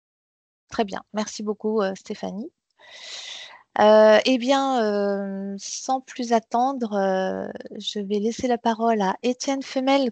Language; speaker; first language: French; native; French